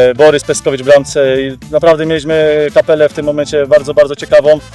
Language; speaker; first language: Polish; native; Polish